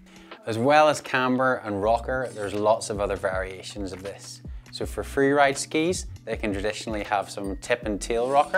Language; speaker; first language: English; native; English